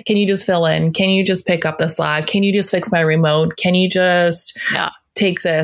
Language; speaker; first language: English; native; English